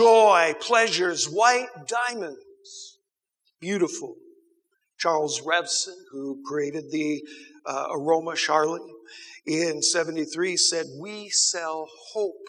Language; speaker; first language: English; native; English